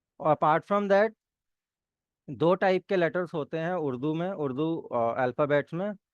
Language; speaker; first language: Hindi; native; Hindi